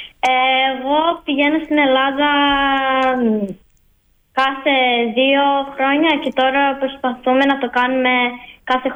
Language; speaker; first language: Greek; early bilingual, heritage; Greek